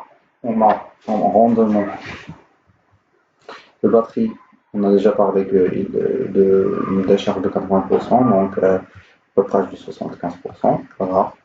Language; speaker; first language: French; non-native, local second language; Arabic